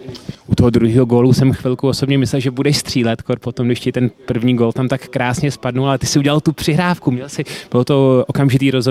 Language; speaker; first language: Czech; native; Czech